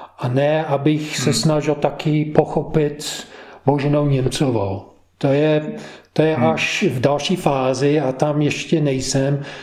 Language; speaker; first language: Czech; non-native, fluent; English